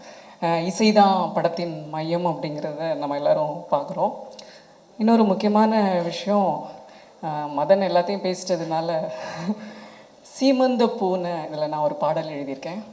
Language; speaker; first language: Tamil; native; Tamil